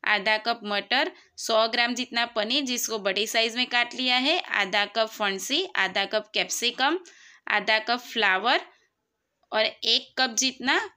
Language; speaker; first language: Hindi; non-native, local second language; Gujarati